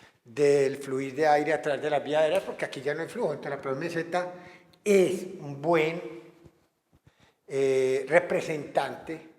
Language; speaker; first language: Spanish; native; Spanish